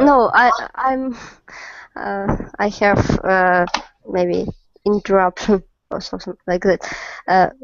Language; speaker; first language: English; non-native, learner; Russian